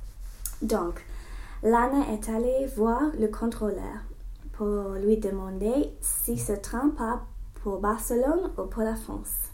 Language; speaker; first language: French; non-native, learner; English